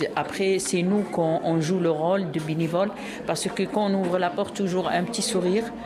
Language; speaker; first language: French; non-native, local second language; Arabic